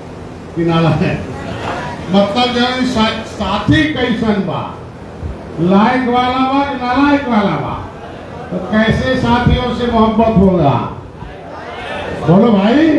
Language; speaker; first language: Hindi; native; Hindi